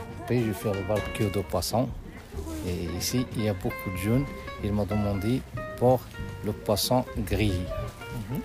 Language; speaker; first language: French; non-native, learner; Arabic